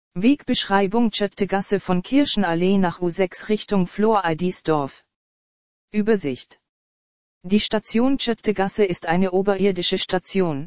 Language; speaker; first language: German; native; German